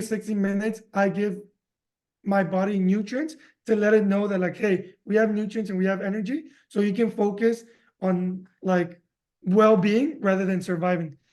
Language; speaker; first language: English; early bilingual, other home language; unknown